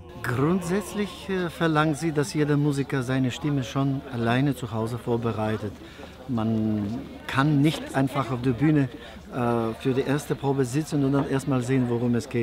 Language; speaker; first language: German; non-native, fluent; Bulgarian